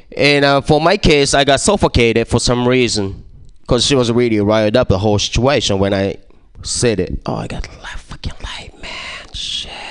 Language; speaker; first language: English; non-native, fluent; Japanese